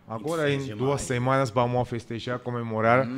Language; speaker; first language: Portuguese; non-native, learner; Georgian